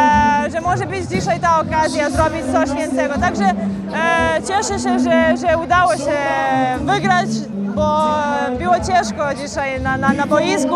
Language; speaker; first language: Polish; non-native, fluent; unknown